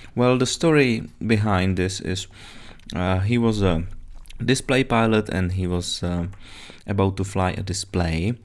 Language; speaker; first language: English; non-native, fluent; Czech